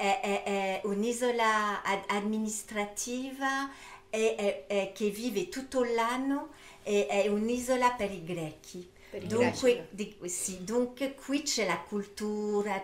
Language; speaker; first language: Italian; early bilingual, heritage; French